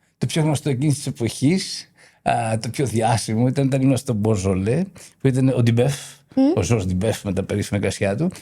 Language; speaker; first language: Greek; native; Greek